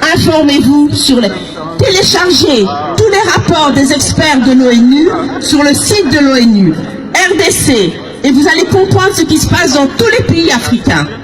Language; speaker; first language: French; early bilingual, other home language; Lingala